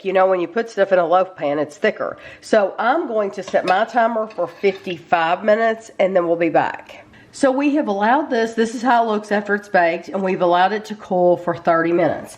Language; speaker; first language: English; native; English